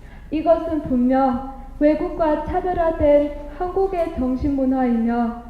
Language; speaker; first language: Korean; native; Korean